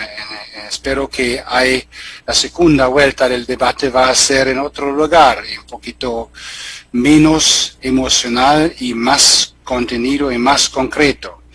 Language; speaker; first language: Spanish; non-native, fluent; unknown